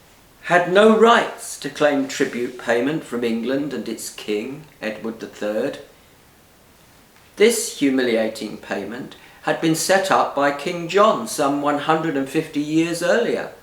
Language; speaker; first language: English; native; English